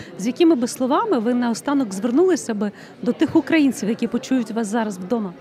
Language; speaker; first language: Ukrainian; native; Ukrainian